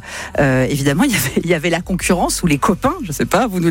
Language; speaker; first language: French; native; French